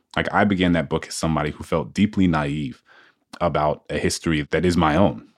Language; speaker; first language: English; native; English